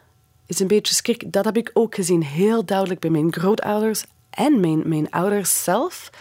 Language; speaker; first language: Dutch; non-native, fluent; English